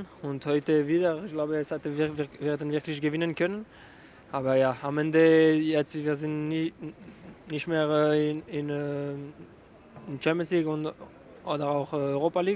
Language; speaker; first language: German; non-native, local second language; French